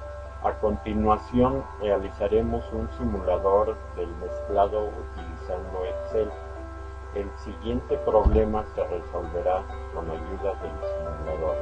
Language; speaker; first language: Spanish; native; Spanish